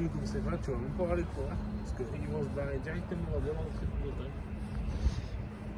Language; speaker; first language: French; native; French